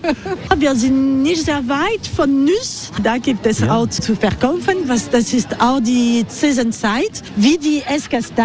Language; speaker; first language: German; non-native, learner; French